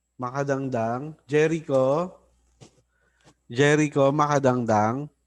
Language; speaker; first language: Filipino; native; Filipino